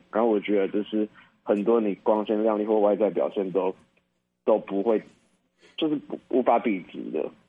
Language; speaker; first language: Chinese; native; Chinese